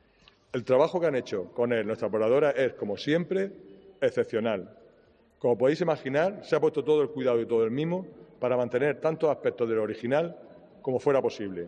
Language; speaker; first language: Spanish; native; Spanish